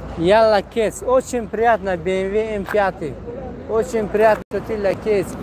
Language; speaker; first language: Russian; non-native, local second language; Tajik